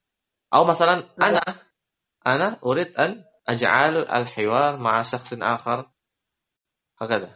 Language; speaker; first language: Arabic; non-native, learner; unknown